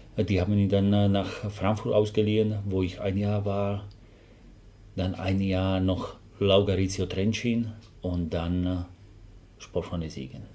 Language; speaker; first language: German; non-native, fluent; Slovak